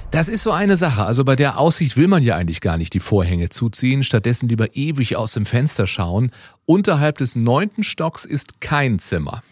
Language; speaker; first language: German; native; German